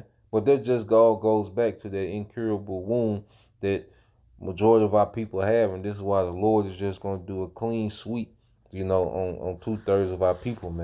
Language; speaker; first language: English; native; English